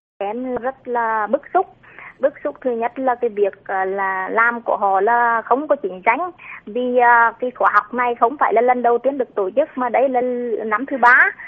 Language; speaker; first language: Vietnamese; native; Vietnamese